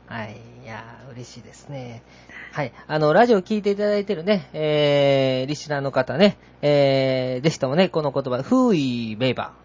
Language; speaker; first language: Japanese; native; Japanese